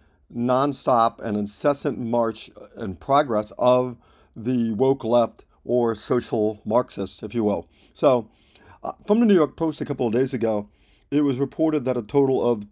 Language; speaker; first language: English; native; English